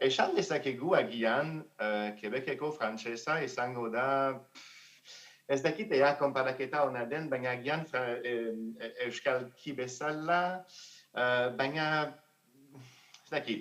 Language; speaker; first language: Basque; non-native, fluent; French